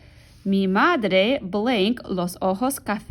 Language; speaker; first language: Spanish; non-native, fluent; English